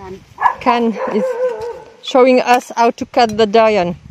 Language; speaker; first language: English; non-native, learner; French